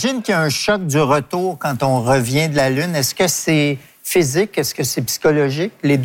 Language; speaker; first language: French; native; French